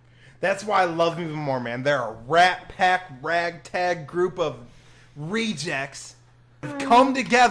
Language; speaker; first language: English; native; English